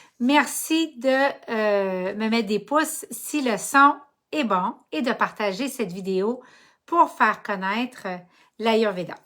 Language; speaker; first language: French; native; French